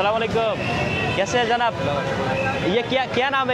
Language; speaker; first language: Hindi; non-native, learner; Bangla